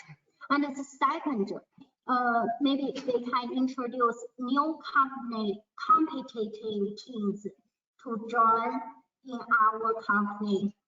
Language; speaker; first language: English; non-native, learner; Chinese